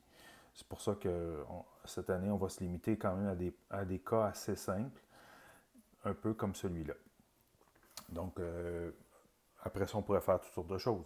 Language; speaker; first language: French; native; French